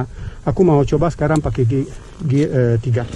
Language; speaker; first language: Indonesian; non-native, learner; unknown